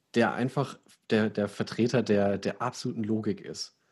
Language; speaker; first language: German; native; German